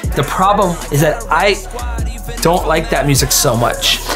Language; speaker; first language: English; native; English